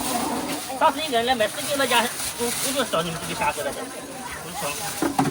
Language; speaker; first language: Chinese; native; Chinese